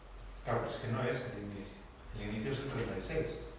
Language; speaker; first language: Spanish; native; Spanish